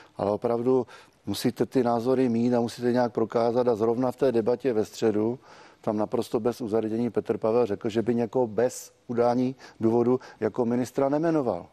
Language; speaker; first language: Czech; native; Czech